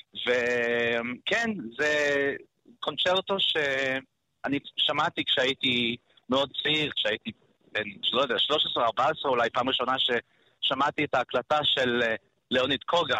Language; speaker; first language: Hebrew; non-native, learner; English